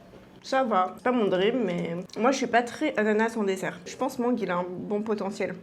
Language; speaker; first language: French; native; French